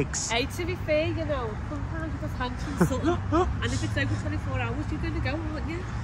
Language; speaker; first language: English; native; English